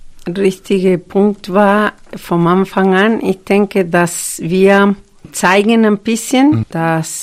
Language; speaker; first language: German; non-native, fluent; Spanish